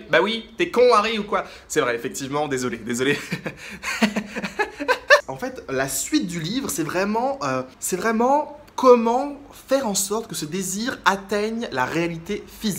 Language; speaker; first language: French; native; French